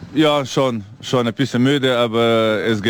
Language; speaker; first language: German; non-native, fluent; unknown